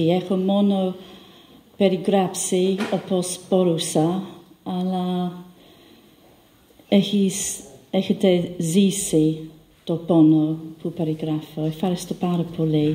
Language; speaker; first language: Greek; non-native, learner; English